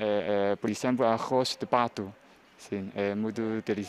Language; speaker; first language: Portuguese; non-native, local second language; Chinese